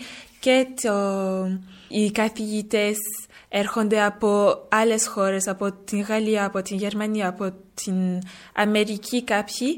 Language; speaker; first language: Greek; early bilingual, heritage; French